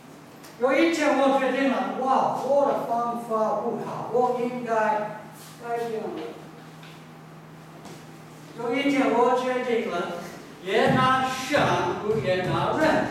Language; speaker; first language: Chinese; non-native, learner; English